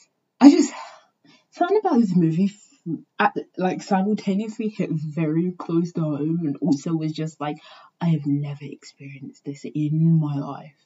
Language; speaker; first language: English; native; English